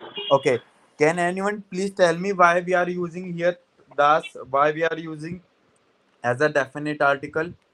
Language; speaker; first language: English; non-native, local second language; Hindi